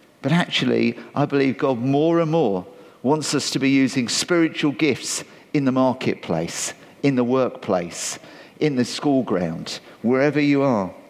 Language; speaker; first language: English; native; English